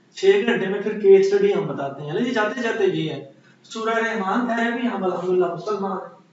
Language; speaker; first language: Urdu; non-native, local second language; Punjabi